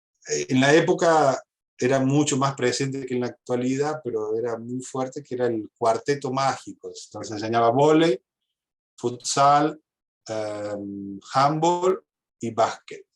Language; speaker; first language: Spanish; non-native, fluent; Portuguese